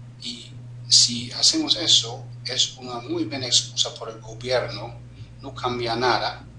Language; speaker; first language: Spanish; non-native, fluent; German